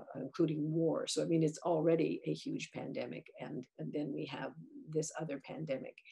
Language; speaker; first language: English; native; English